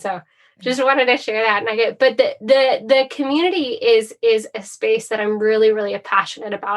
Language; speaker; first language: English; native; English